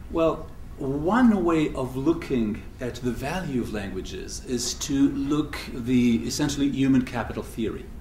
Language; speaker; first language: English; non-native, fluent; French